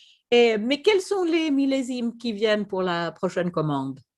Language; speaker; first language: French; non-native, fluent; Swedish